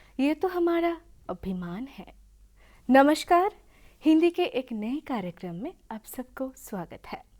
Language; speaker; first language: Hindi; non-native, local second language; Bangla